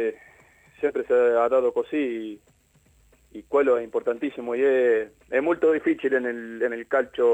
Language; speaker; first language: Italian; non-native, learner; Spanish